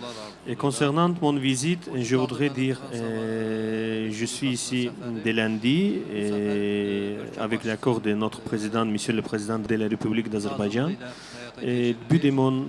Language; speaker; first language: French; non-native, learner; Azerbaijani